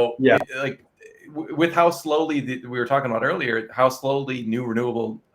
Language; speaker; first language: English; native; English